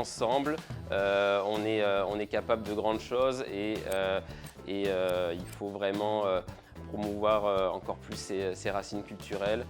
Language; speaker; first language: French; native; French